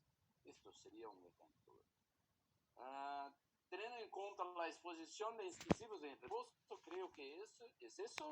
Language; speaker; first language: Spanish; non-native, fluent; Portuguese